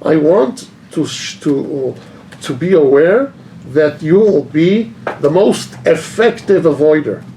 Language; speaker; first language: English; non-native, fluent; Hebrew